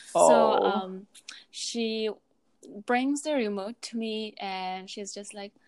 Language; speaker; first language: English; non-native, fluent; Mongolian